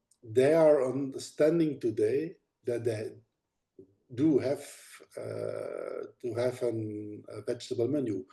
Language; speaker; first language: English; non-native, fluent; Dutch